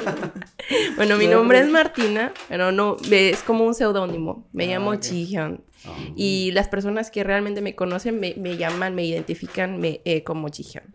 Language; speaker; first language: Spanish; non-native, fluent; Korean